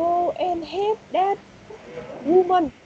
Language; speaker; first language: English; non-native, learner; Vietnamese